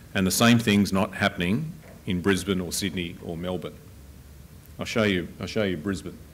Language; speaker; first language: English; native; English